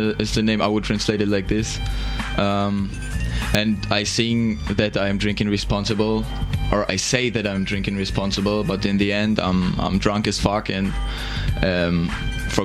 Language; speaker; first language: English; non-native, fluent; German